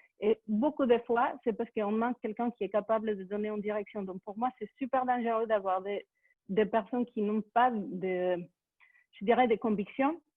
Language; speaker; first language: French; non-native, fluent; Spanish